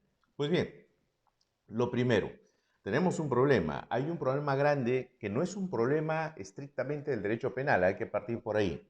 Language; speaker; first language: Spanish; native; Spanish